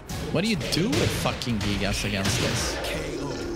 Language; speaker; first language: English; non-native, fluent; Swedish